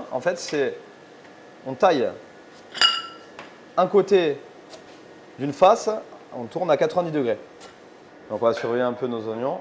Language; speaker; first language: French; native; French